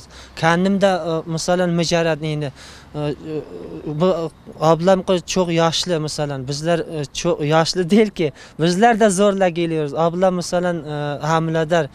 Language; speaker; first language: Turkish; non-native, learner; Uzbek